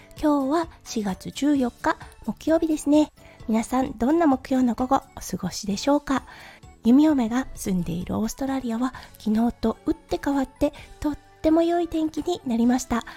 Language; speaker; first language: Japanese; native; Japanese